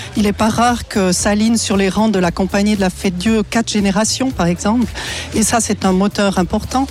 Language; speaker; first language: French; native; French